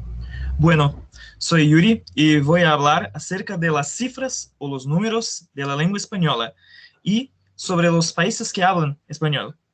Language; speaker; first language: Spanish; non-native, fluent; Portuguese